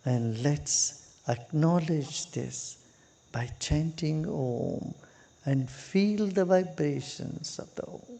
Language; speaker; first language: English; non-native, local second language; Kannada